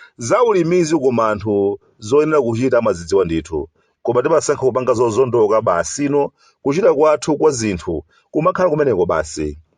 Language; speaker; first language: Nyanja; native; Nyanja